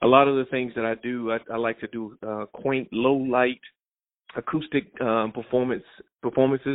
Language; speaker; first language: English; native; English